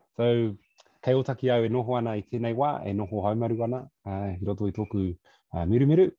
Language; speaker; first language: Māori; non-native, local second language; English